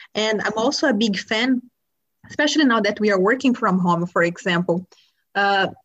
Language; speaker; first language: English; non-native, fluent; Portuguese